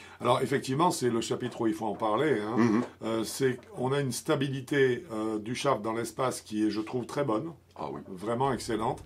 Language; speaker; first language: French; native; French